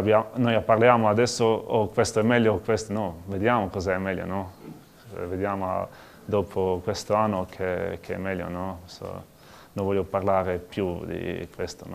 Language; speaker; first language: Italian; non-native, learner; Croatian